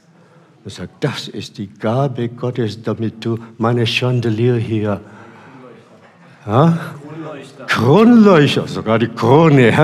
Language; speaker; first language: German; non-native, fluent; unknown